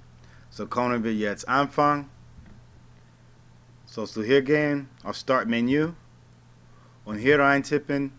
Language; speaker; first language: German; non-native, learner; English